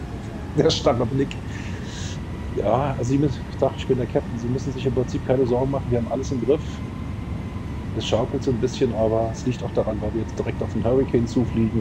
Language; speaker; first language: German; native; German